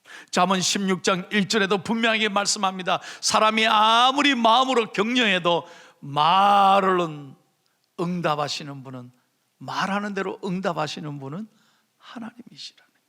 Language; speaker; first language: Korean; native; Korean